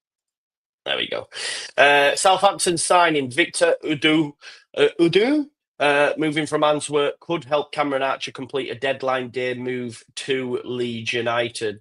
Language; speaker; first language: English; native; English